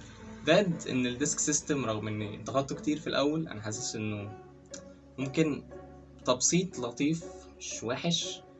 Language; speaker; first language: Arabic; native; Arabic